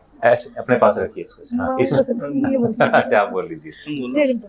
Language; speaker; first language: Hindi; native; Hindi